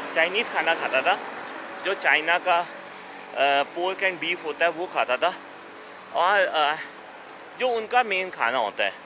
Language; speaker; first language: Hindi; native; Hindi